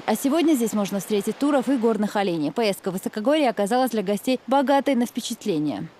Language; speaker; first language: Russian; native; Russian